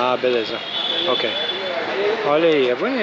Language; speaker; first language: Portuguese; native; Portuguese